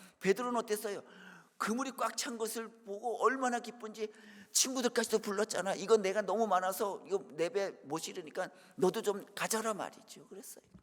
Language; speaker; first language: Korean; native; Korean